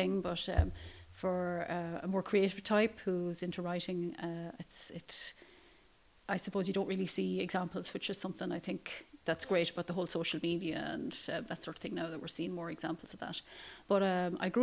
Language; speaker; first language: English; native; English